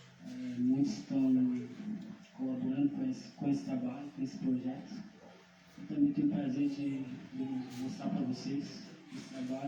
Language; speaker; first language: Portuguese; non-native, local second language; Guarani